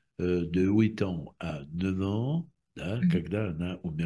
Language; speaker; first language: French; non-native, fluent; Russian